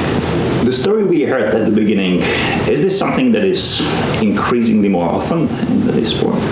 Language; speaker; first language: English; non-native, fluent; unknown